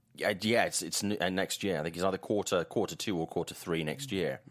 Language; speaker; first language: English; native; English